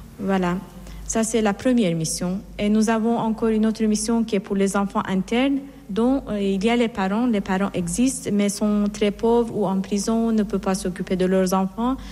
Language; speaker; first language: French; non-native, fluent; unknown